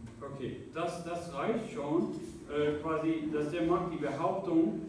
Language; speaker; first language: German; non-native, fluent; English